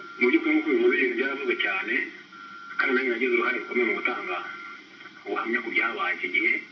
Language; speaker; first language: Kinyarwanda; early bilingual, heritage; Kinyarwanda